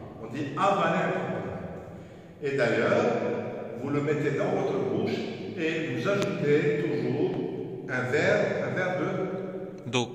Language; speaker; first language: French; non-native, local second language; Arabic